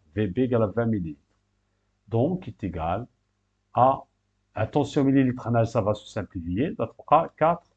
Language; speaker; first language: French; non-native, local second language; Arabic